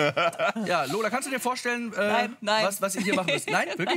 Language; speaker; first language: German; native; German